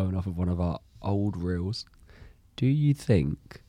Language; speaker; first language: English; native; English